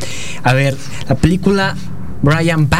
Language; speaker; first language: Spanish; native; Spanish